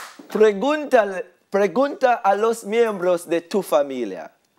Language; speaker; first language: Spanish; non-native, fluent; English